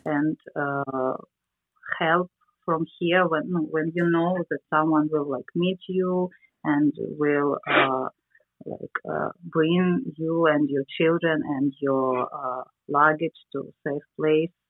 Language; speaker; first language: English; non-native, learner; Russian